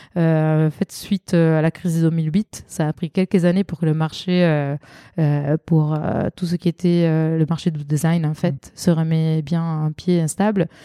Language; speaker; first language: French; non-native, fluent; Italian